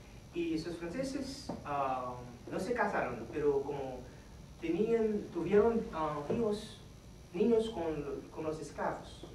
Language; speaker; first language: Spanish; non-native, fluent; Haitian Creole